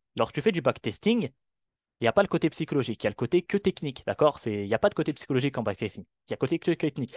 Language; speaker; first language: French; non-native, local second language; Arabic